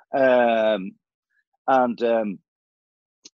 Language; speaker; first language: English; native; English